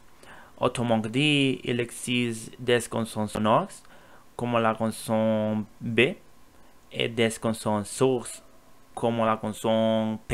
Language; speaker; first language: French; non-native, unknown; Spanish